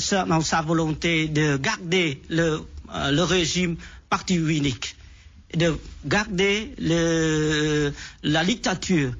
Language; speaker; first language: French; non-native, fluent; Vietnamese